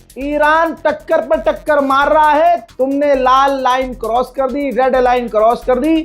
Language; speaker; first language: Hindi; native; Hindi